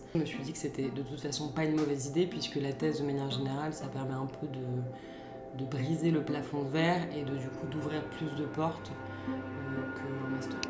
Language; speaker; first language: French; native; French